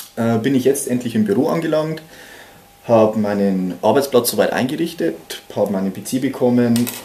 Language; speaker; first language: German; native; German